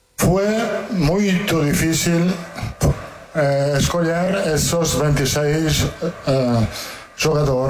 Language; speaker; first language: Portuguese; non-native, fluent; Italian